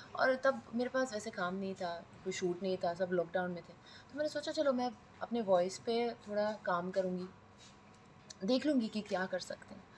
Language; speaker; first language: Hindi; non-native, fluent; Persian